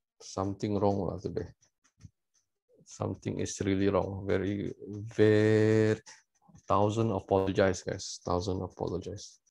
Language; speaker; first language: English; non-native, local second language; Malay